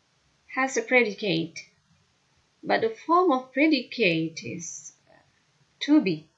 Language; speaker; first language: English; non-native, fluent; Indonesian